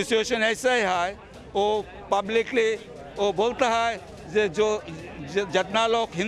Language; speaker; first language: Hindi; non-native, learner; Bangla